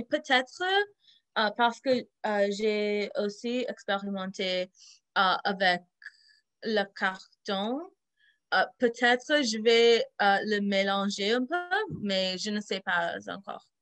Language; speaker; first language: French; non-native, fluent; English